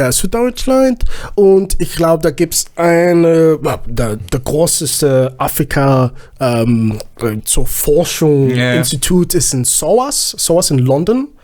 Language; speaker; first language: German; non-native, learner; Zulu